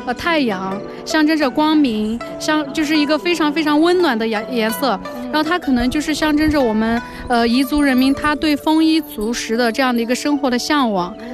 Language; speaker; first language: Chinese; non-native, local second language; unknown